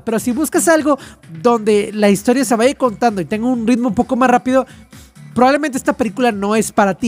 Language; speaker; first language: Spanish; native; Spanish